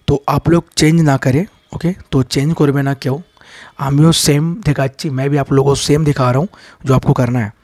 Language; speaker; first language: Hindi; non-native, local second language; Bangla